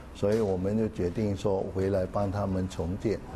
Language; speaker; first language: Chinese; early bilingual, heritage; Chinese